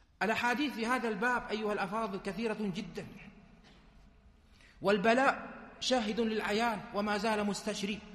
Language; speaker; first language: Arabic; native; Arabic